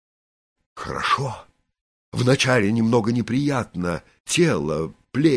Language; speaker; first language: Russian; native; Russian